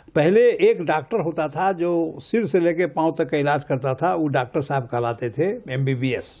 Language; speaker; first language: Hindi; native; Hindi